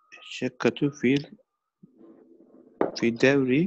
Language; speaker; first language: Arabic; non-native, learner; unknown